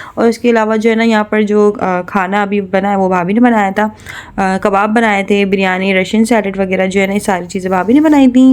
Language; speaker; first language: Urdu; native; Urdu